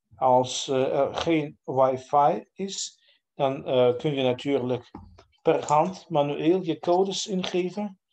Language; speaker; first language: Dutch; non-native, fluent; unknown